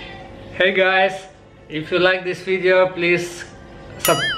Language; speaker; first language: English; non-native, learner; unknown